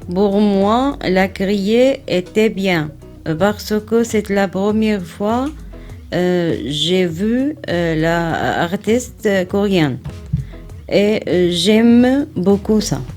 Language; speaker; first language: French; non-native, learner; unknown